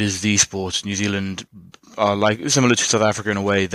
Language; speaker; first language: English; native; English